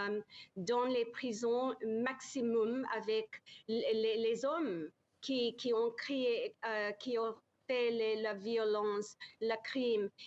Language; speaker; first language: French; non-native, learner; English